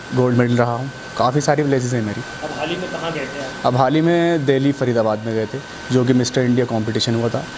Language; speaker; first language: Hindi; native; Hindi